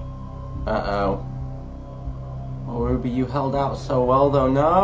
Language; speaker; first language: English; native; English